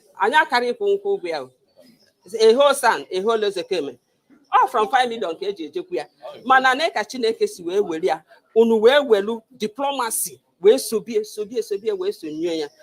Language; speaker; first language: Igbo; native; Igbo